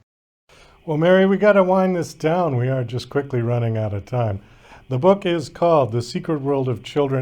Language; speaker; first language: English; native; English